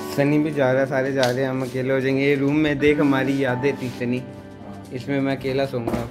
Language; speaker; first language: Urdu; native; Urdu